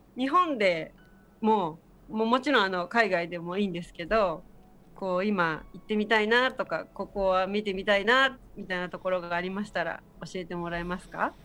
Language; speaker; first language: Japanese; native; Japanese